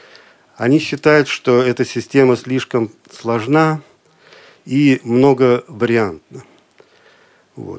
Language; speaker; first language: Russian; native; Russian